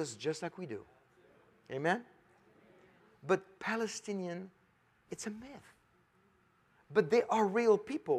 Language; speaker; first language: English; non-native, fluent; French